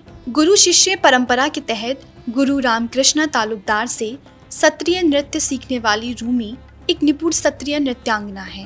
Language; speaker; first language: Hindi; native; Hindi